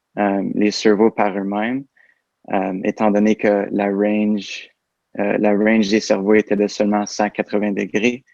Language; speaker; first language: French; native; French